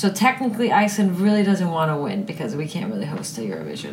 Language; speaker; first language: English; early bilingual, other home language; Icelandic